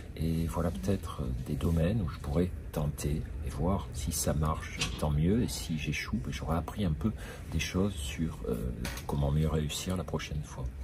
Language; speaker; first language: French; native; French